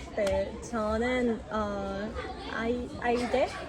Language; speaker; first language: Korean; non-native, learner; German